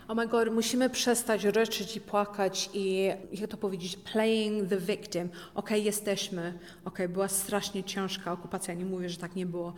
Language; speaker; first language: Polish; early bilingual, heritage; Polish